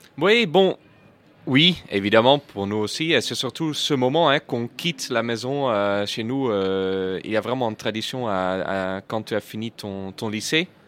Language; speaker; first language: French; non-native, fluent; Dutch